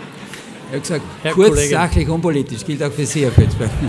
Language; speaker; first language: German; native; German